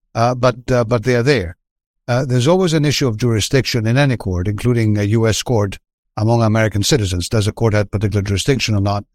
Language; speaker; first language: English; non-native, fluent; Greek